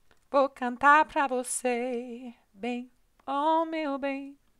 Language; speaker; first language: Portuguese; non-native, learner; English